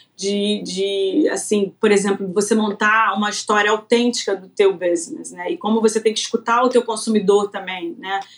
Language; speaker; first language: Portuguese; native; Portuguese